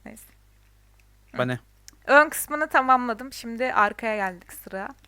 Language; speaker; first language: Turkish; native; Turkish